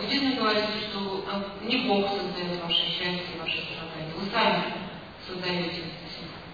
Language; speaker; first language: Russian; native; Russian